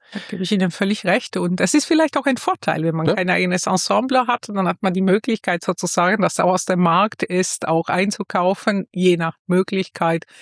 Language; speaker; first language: German; non-native, fluent; Italian